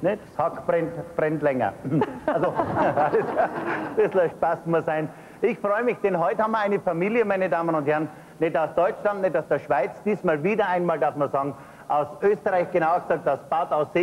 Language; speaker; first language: German; native; German